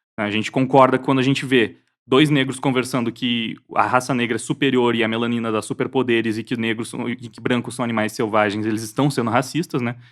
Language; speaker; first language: Portuguese; native; Portuguese